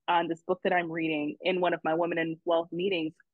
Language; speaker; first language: English; native; English